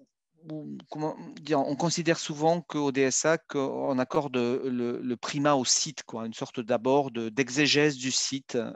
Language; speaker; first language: French; native; French